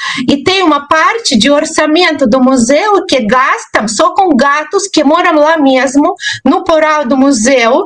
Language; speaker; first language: Portuguese; non-native, fluent; Russian